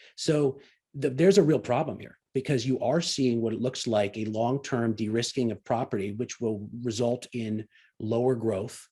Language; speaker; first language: English; native; English